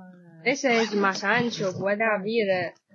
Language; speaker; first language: Spanish; non-native, learner; Chinese